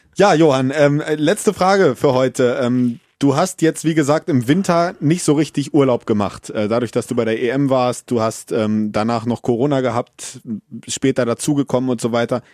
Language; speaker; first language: German; native; German